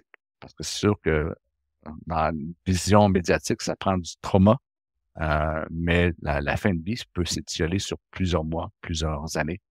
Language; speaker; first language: French; native; French